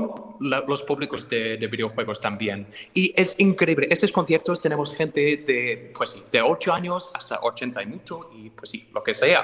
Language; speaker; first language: Spanish; non-native, fluent; English